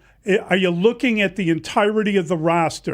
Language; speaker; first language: English; native; English